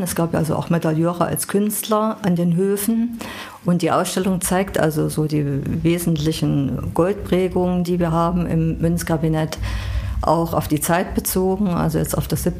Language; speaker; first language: German; native; German